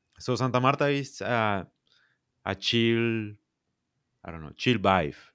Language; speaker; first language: English; non-native, learner; Spanish